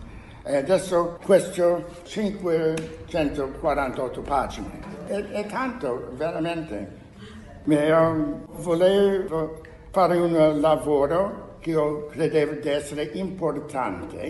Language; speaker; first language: Italian; non-native, learner; English